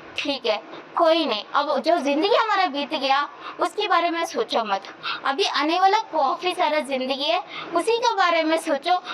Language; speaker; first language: Hindi; non-native, local second language; Kannada